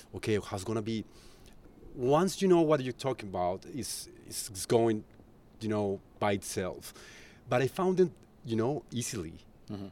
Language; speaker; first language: English; non-native, fluent; Spanish